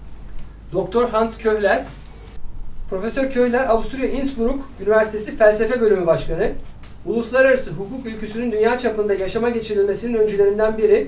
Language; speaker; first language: Turkish; native; Turkish